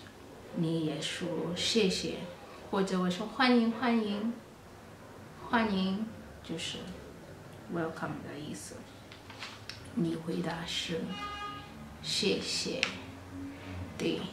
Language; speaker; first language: Chinese; non-native, fluent; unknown